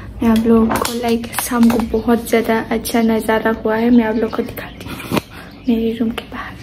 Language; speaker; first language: Hindi; non-native, local second language; Bodo